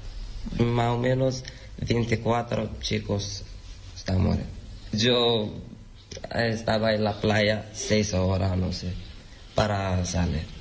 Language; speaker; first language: Spanish; non-native, learner; Arabic